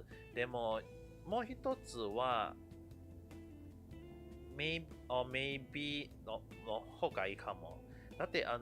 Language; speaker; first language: Japanese; non-native, fluent; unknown